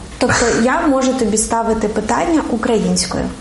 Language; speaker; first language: Ukrainian; native; Ukrainian